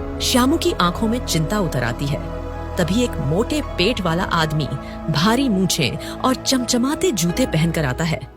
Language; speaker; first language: Hindi; native; Hindi